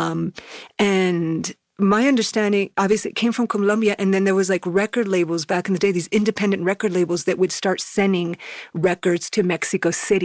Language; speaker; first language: English; native; English